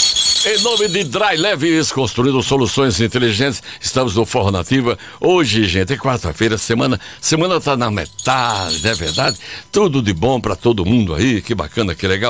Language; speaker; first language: Portuguese; native; Portuguese